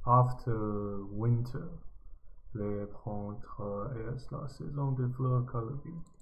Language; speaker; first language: French; non-native, learner; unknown